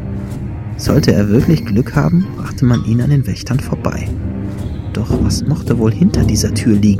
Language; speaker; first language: German; native; German